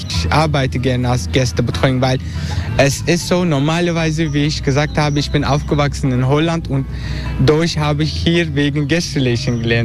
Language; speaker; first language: German; non-native, learner; Turkish